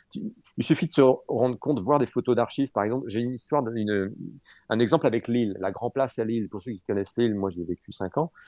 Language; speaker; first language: French; native; French